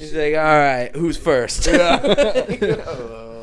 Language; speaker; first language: English; native; English